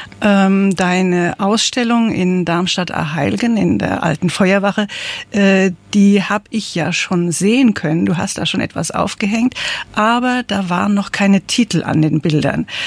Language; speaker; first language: German; native; German